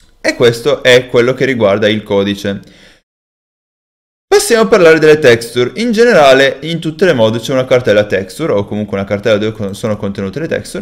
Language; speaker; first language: Italian; native; Italian